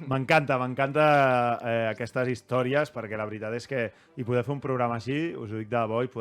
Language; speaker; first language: Catalan; native; Catalan